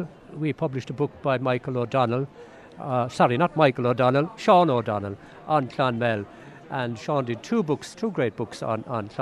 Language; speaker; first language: English; native; English